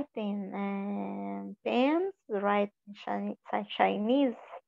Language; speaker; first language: English; non-native, learner; Portuguese